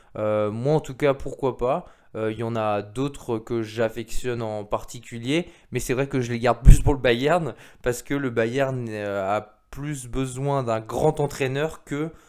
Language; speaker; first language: French; native; French